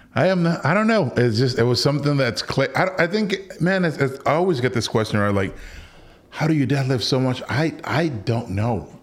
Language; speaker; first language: English; early bilingual, other home language; Spanish